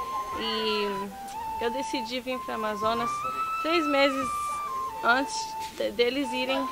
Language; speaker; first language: Portuguese; early bilingual, heritage; Portuguese